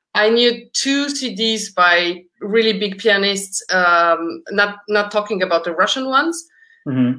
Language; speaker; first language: English; early bilingual, other home language; Romanian